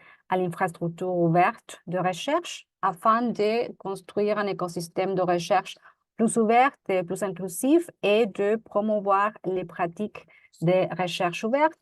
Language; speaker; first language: French; non-native, fluent; Spanish